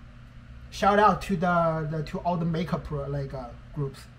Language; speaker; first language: English; non-native, fluent; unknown